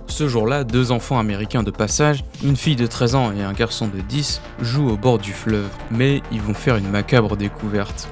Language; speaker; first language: French; native; French